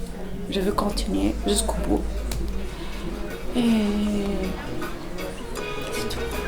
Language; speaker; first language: French; non-native, learner; Arabic